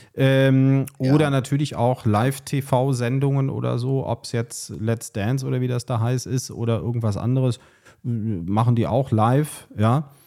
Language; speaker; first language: German; native; German